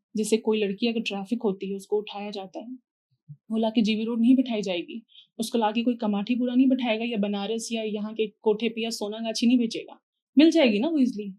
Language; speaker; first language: Hindi; native; Hindi